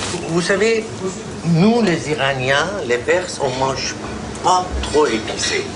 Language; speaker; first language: French; non-native, fluent; Persian